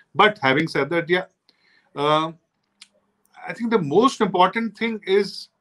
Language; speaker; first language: English; non-native, local second language; Hindi